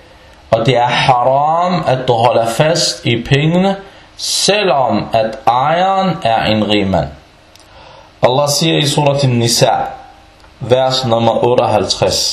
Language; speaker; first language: Danish; early bilingual, other home language; Arabic